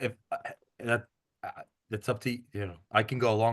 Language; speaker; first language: English; native; English